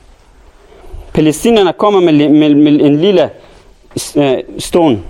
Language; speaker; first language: Danish; non-native, learner; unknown